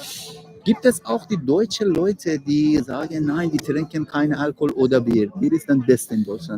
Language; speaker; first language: German; non-native, learner; Persian